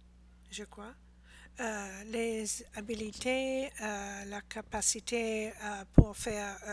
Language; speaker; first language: French; non-native, learner; English